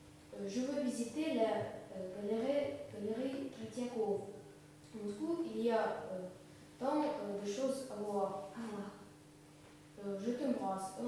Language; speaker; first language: French; non-native, learner; Russian